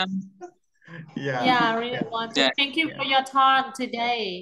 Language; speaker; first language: English; non-native, learner; Vietnamese